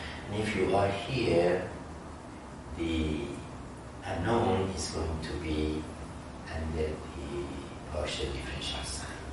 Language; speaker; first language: English; non-native, fluent; Persian